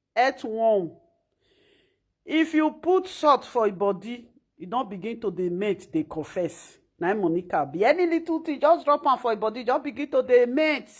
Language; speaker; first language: Nigerian Pidgin; non-native, local second language; Esan